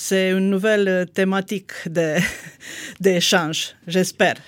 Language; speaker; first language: French; non-native, fluent; Romanian